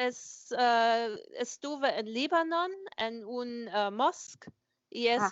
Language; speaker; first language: Spanish; non-native, learner; German